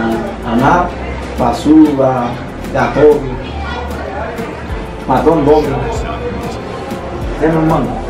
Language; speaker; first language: Russian; non-native, learner; Spanish